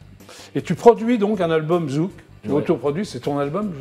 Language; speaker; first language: French; native; French